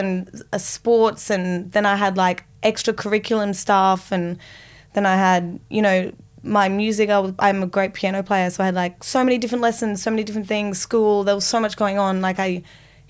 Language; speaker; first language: English; native; English